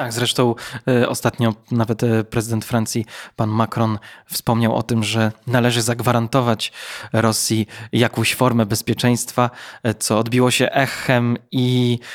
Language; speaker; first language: Polish; native; Polish